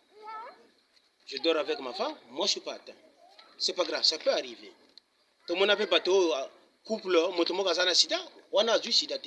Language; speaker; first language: French; non-native, local second language; Lingala